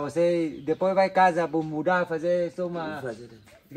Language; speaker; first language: Portuguese; non-native, learner; Vietnamese